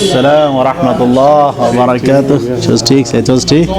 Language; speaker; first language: Arabic; non-native, fluent; Kashmiri